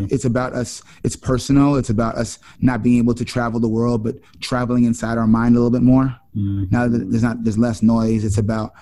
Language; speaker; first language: English; native; English